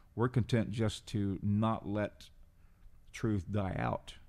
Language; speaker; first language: English; non-native, fluent; Spanish